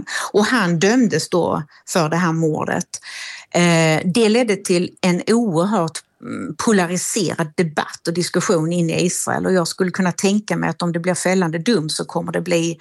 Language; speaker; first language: Swedish; native; Swedish